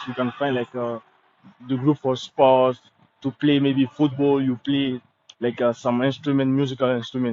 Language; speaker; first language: English; non-native, learner; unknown